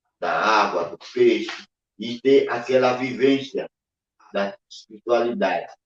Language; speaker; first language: Portuguese; non-native, local second language; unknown